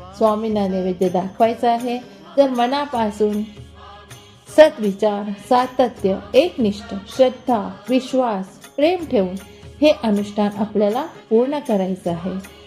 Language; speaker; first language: Marathi; non-native, local second language; Hindi